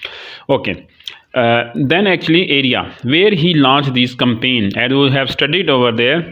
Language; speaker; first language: English; non-native, local second language; Urdu